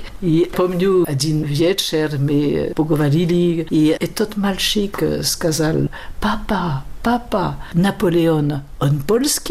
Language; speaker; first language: Russian; non-native, learner; French